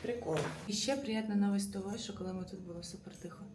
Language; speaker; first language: Ukrainian; non-native, local second language; Russian